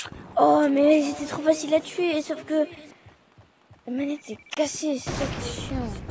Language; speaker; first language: French; native; French